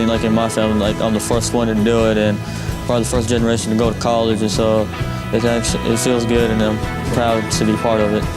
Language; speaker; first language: English; native; English